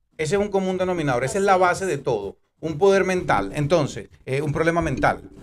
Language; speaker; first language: Spanish; native; Spanish